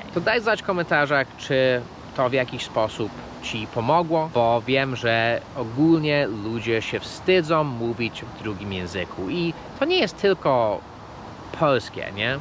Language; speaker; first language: Polish; non-native, fluent; English